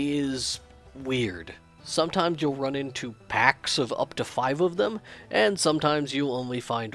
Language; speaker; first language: English; native; English